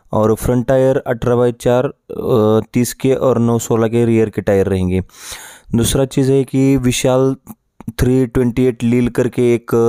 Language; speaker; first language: Hindi; non-native, local second language; Marathi